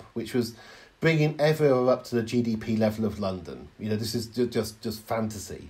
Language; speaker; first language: English; native; English